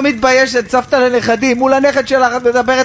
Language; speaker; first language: Hebrew; native; Hebrew